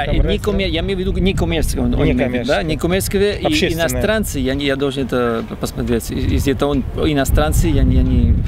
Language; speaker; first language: Russian; non-native, learner; Spanish